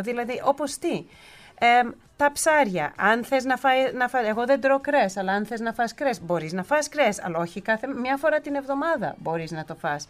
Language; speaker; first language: Greek; early bilingual, heritage; Greek